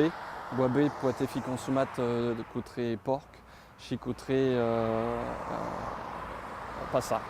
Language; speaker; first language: Romanian; non-native, fluent; French